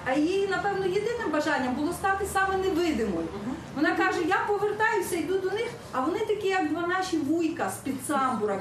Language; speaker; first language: Ukrainian; native; Ukrainian